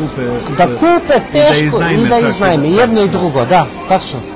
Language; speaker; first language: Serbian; early bilingual, heritage; Serbian